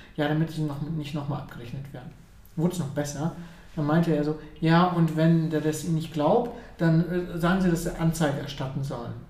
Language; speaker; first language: German; early bilingual, other home language; Ukrainian